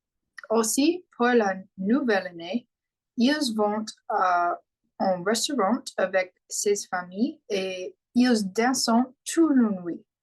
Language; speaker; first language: French; non-native, learner; English